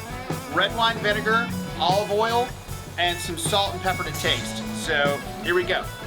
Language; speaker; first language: English; native; English